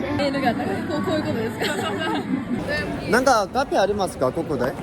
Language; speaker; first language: Japanese; non-native, learner; Korean